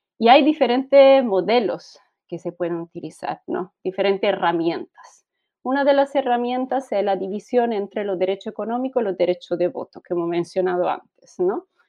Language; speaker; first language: Spanish; non-native, fluent; Italian